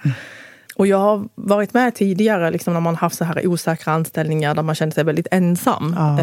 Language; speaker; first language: Swedish; early bilingual, other home language; Arabic